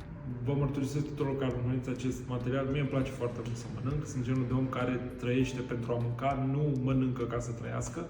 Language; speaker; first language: Romanian; native; Romanian